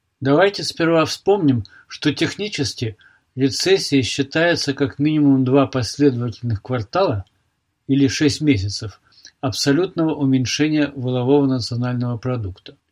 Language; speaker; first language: Russian; native; Russian